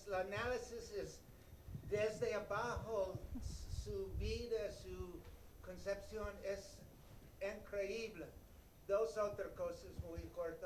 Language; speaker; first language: Spanish; non-native, learner; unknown